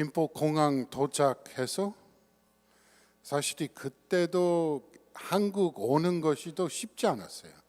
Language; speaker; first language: Korean; non-native, fluent; English